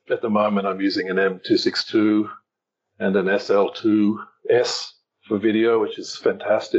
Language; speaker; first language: English; native; English